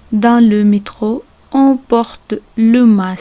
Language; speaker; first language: French; non-native, fluent; Urdu